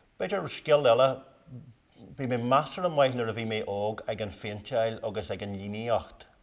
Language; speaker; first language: Irish; native; Irish